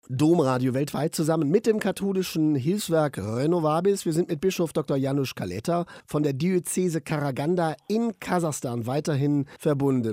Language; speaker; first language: German; native; German